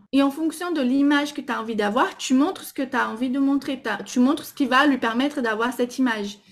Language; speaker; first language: French; non-native, fluent; Portuguese